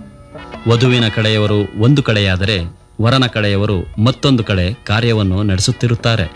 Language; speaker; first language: Kannada; native; Kannada